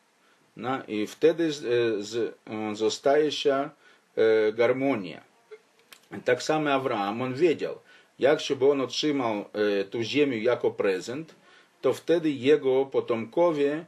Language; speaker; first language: Polish; non-native, fluent; Ukrainian